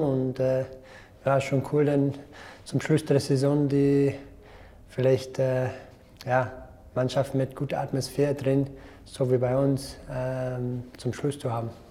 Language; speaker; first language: German; non-native, fluent; English